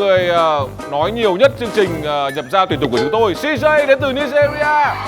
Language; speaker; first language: Vietnamese; native; Vietnamese